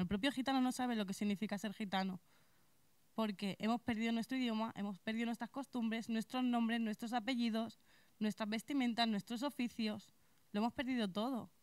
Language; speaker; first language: Spanish; native; Spanish